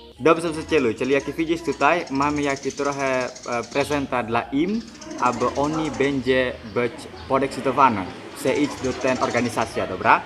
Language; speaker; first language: Polish; non-native, learner; Balinese